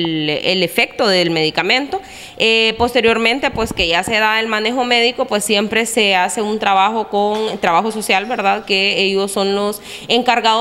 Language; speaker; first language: Spanish; native; Spanish